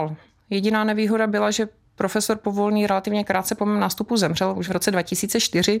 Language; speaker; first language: Czech; native; Czech